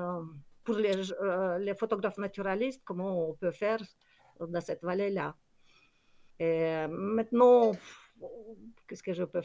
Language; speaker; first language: French; non-native, learner; Kyrgyz